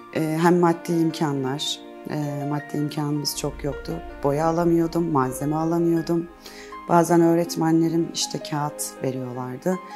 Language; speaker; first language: Turkish; native; Turkish